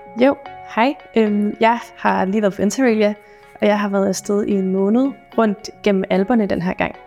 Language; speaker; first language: Danish; native; Danish